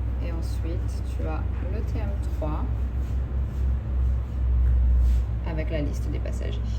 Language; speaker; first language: French; native; French